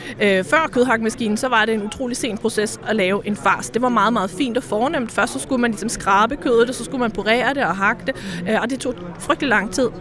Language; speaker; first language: Danish; native; Danish